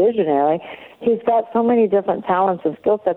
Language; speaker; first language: English; native; English